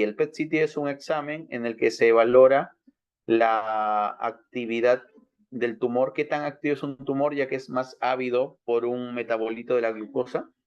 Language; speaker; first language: Spanish; native; Spanish